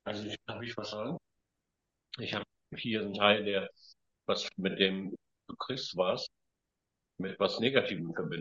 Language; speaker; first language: German; native; German